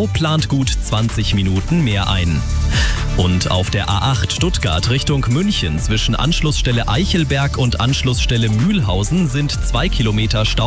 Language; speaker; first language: German; native; German